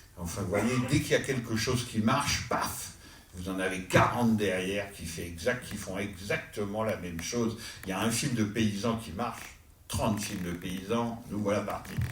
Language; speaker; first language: French; native; French